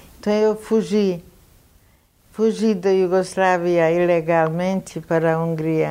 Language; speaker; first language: Portuguese; non-native, fluent; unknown